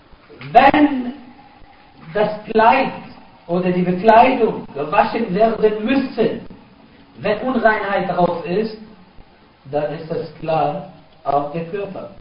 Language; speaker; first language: German; non-native, fluent; Arabic